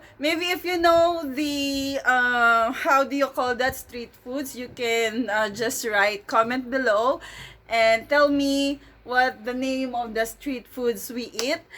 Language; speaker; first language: English; non-native, local second language; Filipino